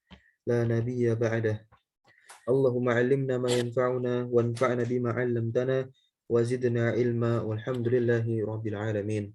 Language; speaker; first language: Arabic; non-native, fluent; Indonesian